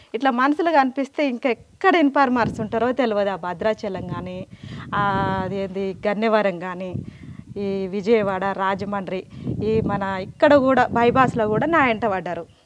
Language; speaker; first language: Telugu; native; Telugu